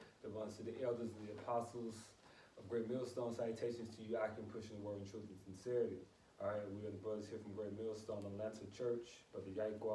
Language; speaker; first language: English; native; English